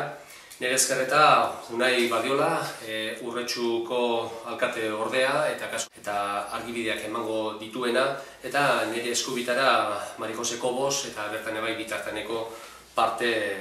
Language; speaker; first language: Basque; native; Basque